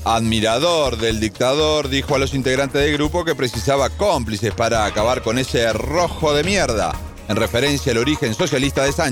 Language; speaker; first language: Spanish; native; Spanish